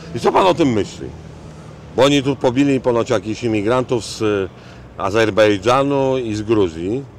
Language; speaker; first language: Polish; native; Polish